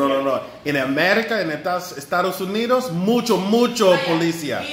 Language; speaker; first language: Spanish; non-native, learner; English